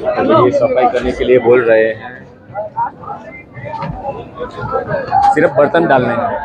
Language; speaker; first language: Hindi; non-native, local second language; Gujarati